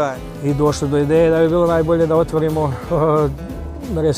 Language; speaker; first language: Croatian; native; Croatian